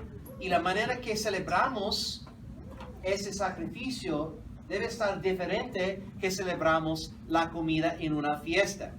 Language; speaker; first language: Spanish; non-native, fluent; English